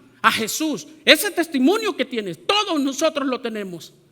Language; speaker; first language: Spanish; native; Spanish